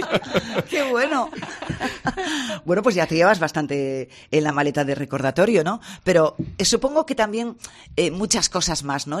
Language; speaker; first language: Spanish; native; Spanish